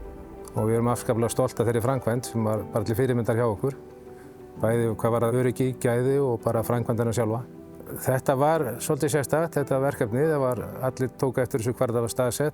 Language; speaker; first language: Icelandic; native; Icelandic